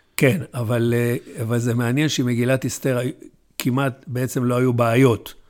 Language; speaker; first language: Hebrew; native; Hebrew